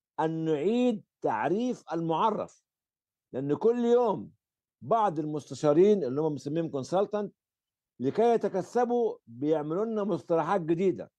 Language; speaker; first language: Arabic; native; Arabic